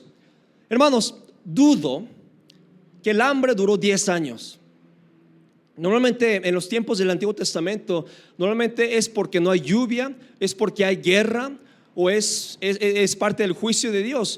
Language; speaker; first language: Spanish; native; Spanish